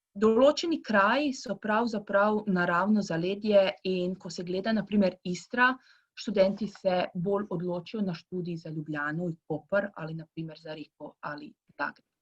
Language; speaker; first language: Slovenian; early bilingual, heritage; Croatian